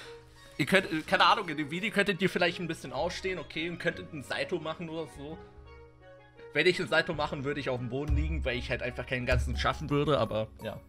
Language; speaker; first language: German; native; German